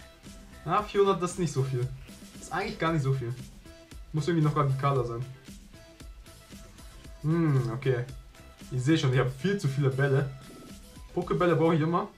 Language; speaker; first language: German; native; German